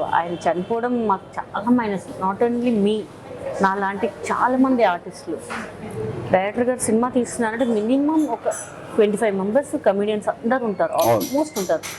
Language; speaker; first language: Telugu; non-native, local second language; Hindi